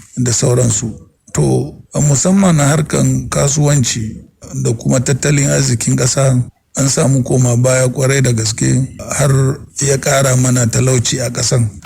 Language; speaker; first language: Hausa; non-native, local second language; Fula